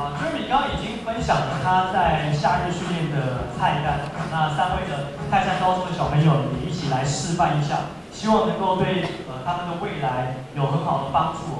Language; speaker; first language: Chinese; native; Chinese